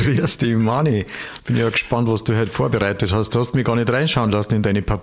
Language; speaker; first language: German; native; German